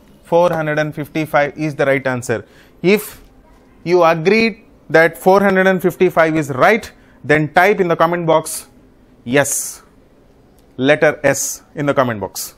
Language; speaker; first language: English; non-native, local second language; Telugu